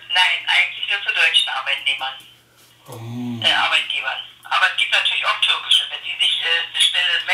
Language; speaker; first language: German; native; German